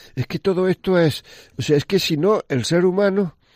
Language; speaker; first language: Spanish; native; Spanish